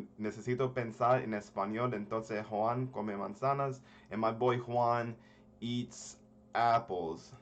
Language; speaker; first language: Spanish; early bilingual, heritage; English